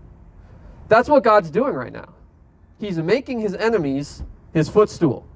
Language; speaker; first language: English; native; English